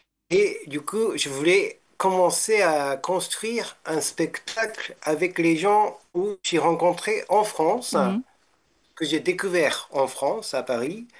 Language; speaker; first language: French; non-native, fluent; Japanese